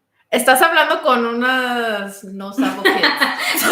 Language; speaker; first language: Spanish; early bilingual, heritage; Spanish